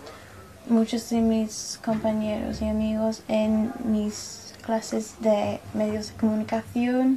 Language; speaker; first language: Spanish; non-native, learner; English